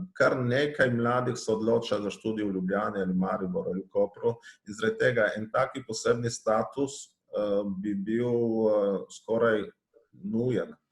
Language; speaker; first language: Slovenian; native; Slovenian